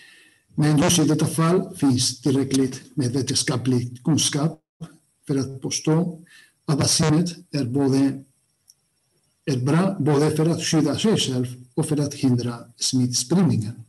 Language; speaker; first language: Swedish; non-native, fluent; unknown